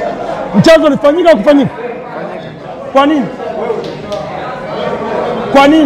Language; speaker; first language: Swahili; native; Swahili